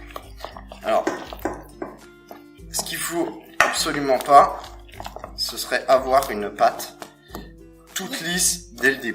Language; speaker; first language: French; native; French